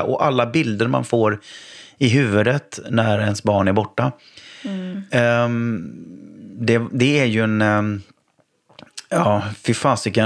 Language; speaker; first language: Swedish; native; Swedish